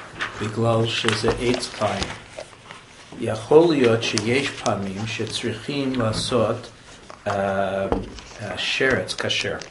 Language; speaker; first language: Hebrew; non-native, fluent; English